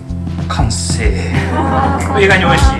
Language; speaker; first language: Japanese; native; Japanese